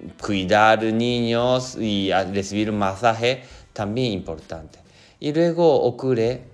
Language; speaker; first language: Spanish; non-native, learner; Japanese